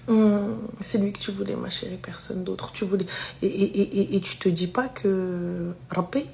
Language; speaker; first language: French; native; French